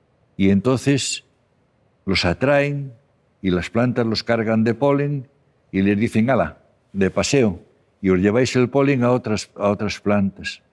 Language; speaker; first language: Spanish; native; Spanish